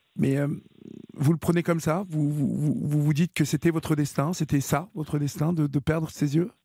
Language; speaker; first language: French; native; French